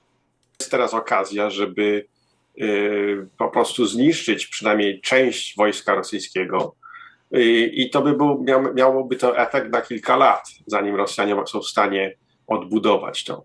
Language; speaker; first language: Polish; early bilingual, heritage; Polish